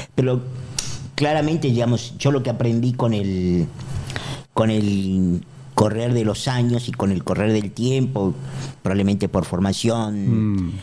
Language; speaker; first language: Spanish; native; Spanish